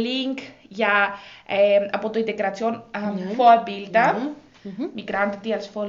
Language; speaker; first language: German; non-native, fluent; Greek